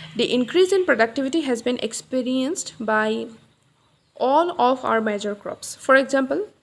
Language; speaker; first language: English; non-native, local second language; Assamese